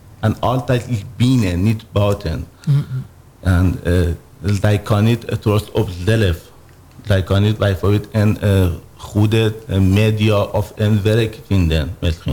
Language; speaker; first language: Dutch; non-native, learner; Persian